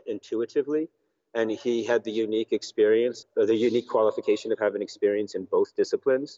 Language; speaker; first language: English; native; English